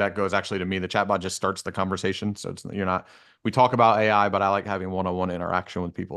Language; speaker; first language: English; native; English